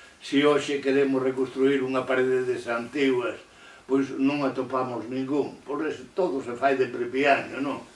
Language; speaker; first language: Galician; native; Galician